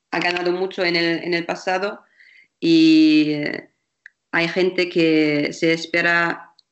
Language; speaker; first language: Spanish; non-native, fluent; German